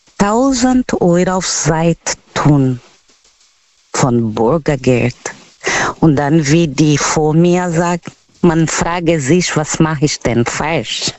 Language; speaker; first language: German; non-native, learner; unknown